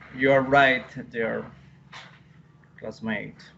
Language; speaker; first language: English; non-native, learner; Spanish